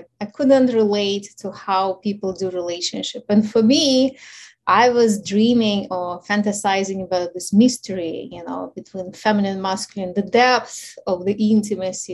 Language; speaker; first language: English; non-native, fluent; Ukrainian